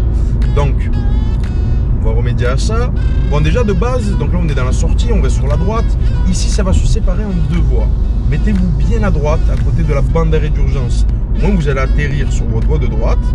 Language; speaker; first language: French; native; French